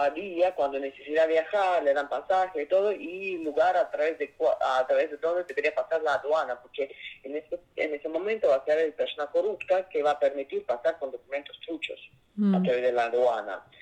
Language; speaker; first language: Spanish; non-native, learner; Russian